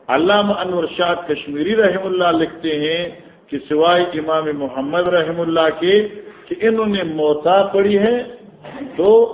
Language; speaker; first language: Urdu; non-native, local second language; Northern Hindko